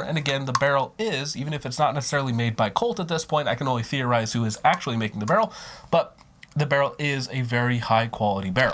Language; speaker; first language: English; native; English